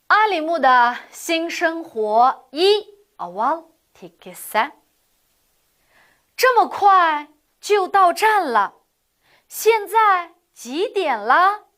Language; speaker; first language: Chinese; non-native, fluent; Uyghur